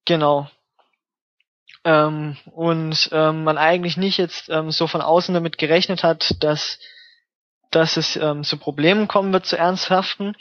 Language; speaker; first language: German; native; German